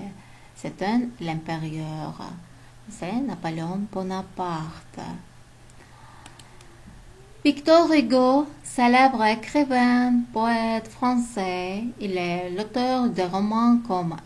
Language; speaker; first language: French; non-native, learner; Uzbek